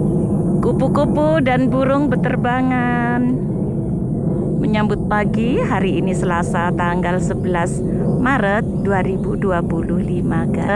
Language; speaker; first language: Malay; non-native, local second language; Javanese